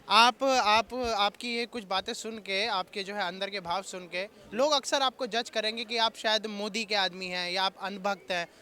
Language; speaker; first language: Hindi; native; Hindi